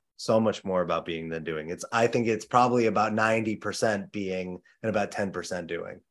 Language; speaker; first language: English; native; English